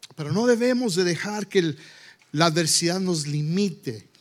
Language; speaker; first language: Spanish; early bilingual, heritage; Spanish